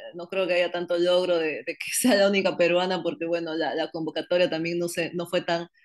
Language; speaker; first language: Spanish; native; Spanish